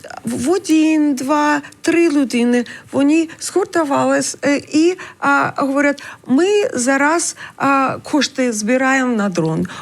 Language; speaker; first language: Ukrainian; non-native, learner; English